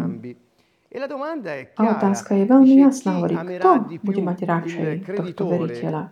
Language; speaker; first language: Slovak; non-native, fluent; Italian